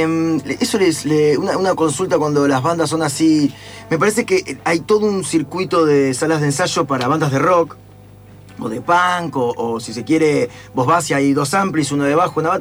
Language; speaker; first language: Spanish; native; Spanish